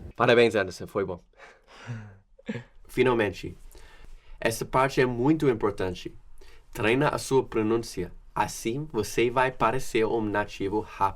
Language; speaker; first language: Portuguese; non-native, fluent; English